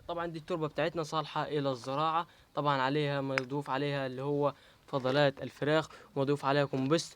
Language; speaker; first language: Arabic; native; Arabic